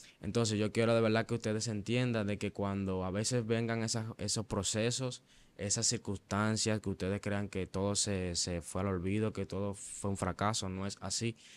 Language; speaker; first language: Spanish; native; Spanish